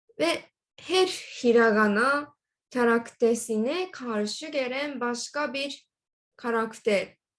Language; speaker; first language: Turkish; non-native, learner; Japanese